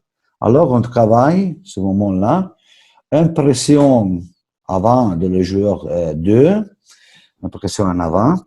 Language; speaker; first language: French; non-native, fluent; Italian